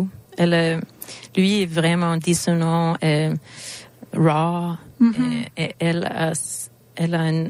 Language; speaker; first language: French; non-native, learner; Swedish